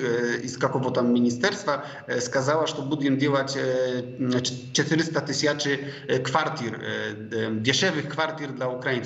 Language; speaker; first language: Russian; non-native, fluent; Polish